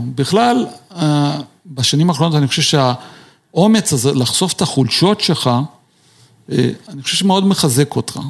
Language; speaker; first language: Hebrew; non-native, fluent; Portuguese